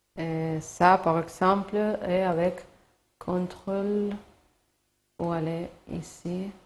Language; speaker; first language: French; non-native, learner; Spanish